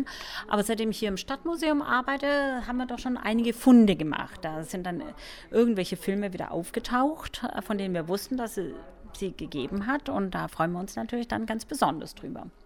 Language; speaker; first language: German; native; German